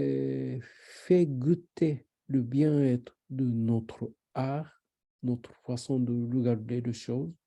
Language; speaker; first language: French; non-native, learner; Japanese